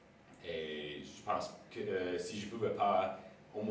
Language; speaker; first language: French; non-native, local second language; English